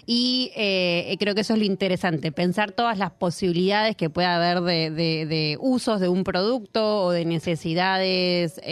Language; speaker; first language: Spanish; native; Spanish